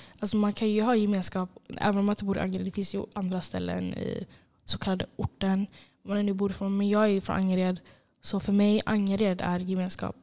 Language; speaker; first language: Swedish; early bilingual, other home language; Somali